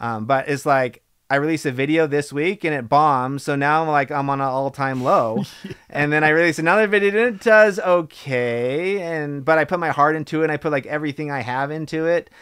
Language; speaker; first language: English; native; English